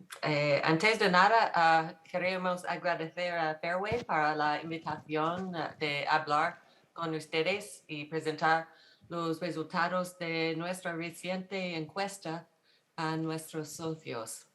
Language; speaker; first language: Spanish; non-native, fluent; English